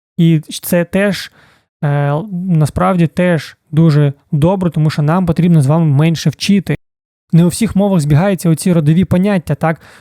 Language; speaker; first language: Ukrainian; native; Ukrainian